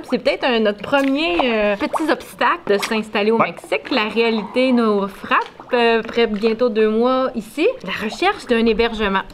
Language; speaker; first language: French; native; French